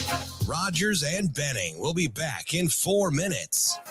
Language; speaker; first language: English; native; English